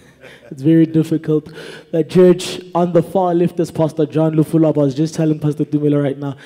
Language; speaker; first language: English; non-native, local second language; Zulu